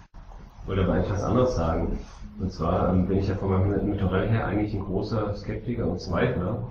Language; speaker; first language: German; native; German